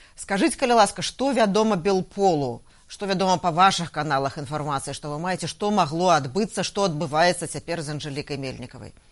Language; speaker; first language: Belarusian; non-native, local second language; Russian